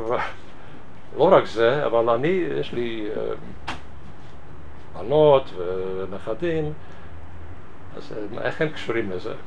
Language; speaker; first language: Hebrew; non-native, fluent; Hungarian